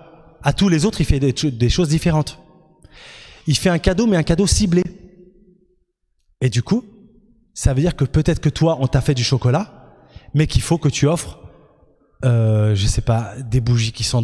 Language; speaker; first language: French; native; French